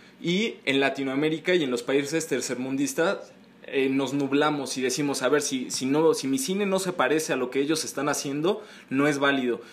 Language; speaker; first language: Spanish; native; Spanish